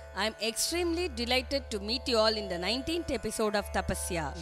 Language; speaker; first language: English; non-native, local second language; Tamil